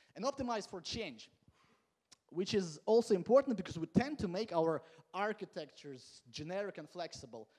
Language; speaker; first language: English; non-native, fluent; Latvian